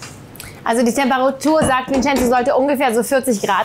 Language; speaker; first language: German; native; German